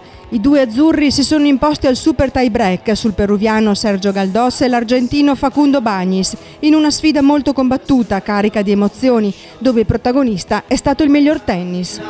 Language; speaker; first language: Italian; native; Italian